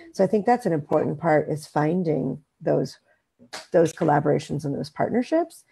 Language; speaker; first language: English; native; English